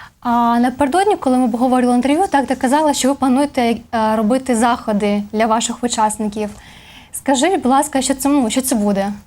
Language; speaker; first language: Ukrainian; native; Ukrainian